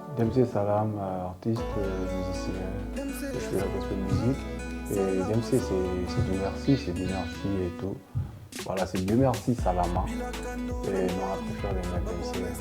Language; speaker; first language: French; non-native, local second language; Lingala